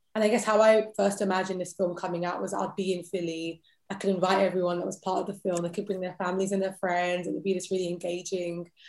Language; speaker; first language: English; native; English